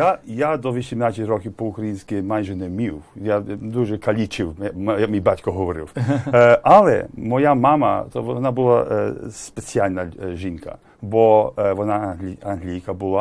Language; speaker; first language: Ukrainian; early bilingual, heritage; English